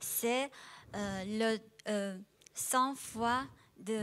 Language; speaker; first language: French; non-native, fluent; Chinese